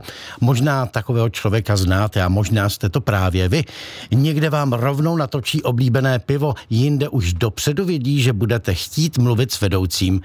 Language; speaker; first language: Czech; native; Czech